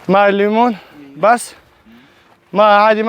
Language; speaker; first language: Arabic; non-native, learner; Tajik